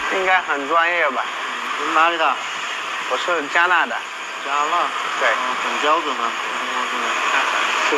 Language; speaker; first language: Chinese; non-native, fluent; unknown